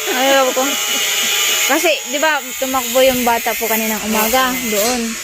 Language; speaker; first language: Filipino; native; Filipino